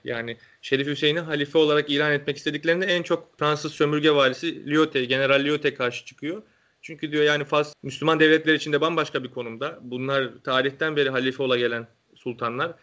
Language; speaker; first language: Turkish; native; Turkish